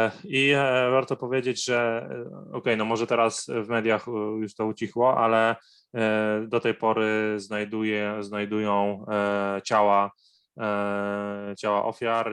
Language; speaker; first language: Polish; non-native, fluent; Arabic